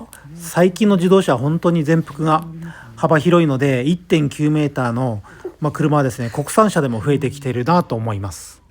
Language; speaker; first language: Japanese; native; Japanese